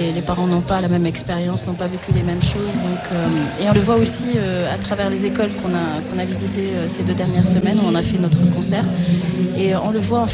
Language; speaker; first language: French; non-native, local second language; Arabic